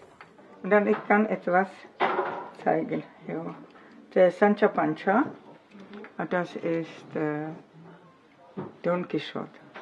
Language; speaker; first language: German; non-native, learner; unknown